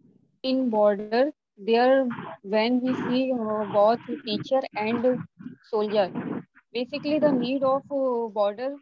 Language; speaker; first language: English; non-native, learner; Hindi